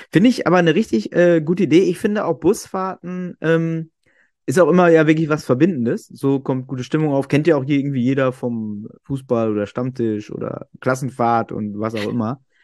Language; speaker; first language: German; native; German